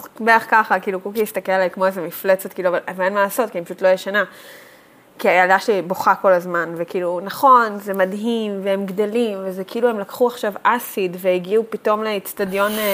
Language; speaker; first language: Hebrew; native; Hebrew